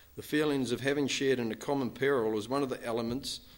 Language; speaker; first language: English; native; English